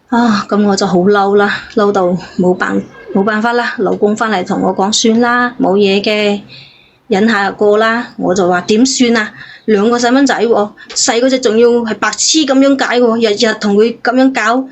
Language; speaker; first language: Cantonese; native; Cantonese